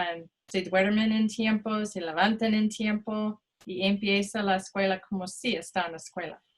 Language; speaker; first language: Spanish; non-native, fluent; English